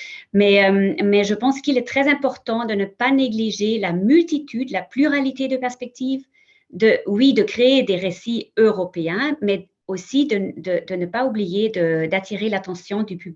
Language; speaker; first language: French; non-native, fluent; German